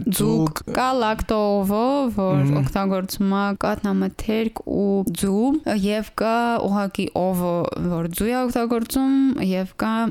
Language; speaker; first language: Armenian; native; Armenian